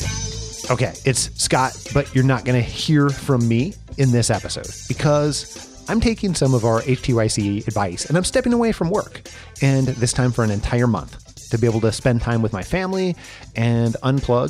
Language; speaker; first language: English; native; English